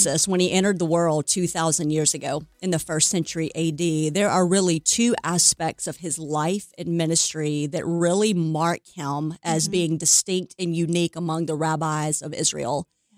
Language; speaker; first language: English; native; English